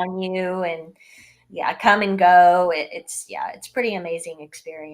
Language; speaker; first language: English; native; English